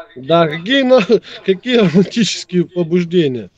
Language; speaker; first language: Russian; native; Russian